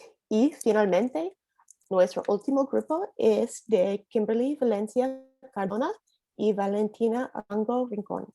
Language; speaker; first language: Spanish; non-native, learner; English